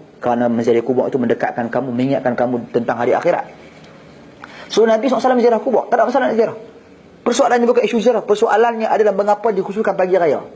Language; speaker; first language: Malay; native; Malay